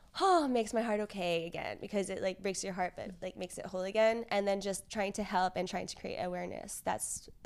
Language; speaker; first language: English; native; English